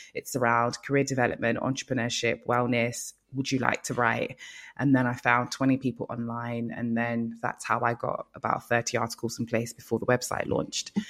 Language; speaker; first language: English; early bilingual, other home language; Yoruba